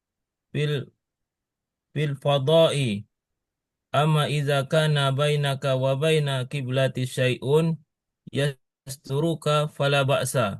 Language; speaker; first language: Arabic; non-native, learner; Indonesian